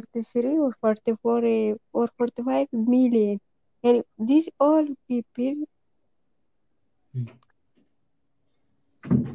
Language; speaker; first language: English; non-native, learner; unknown